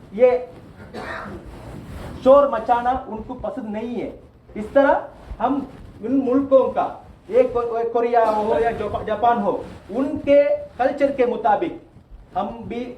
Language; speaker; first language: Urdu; non-native, local second language; Tamil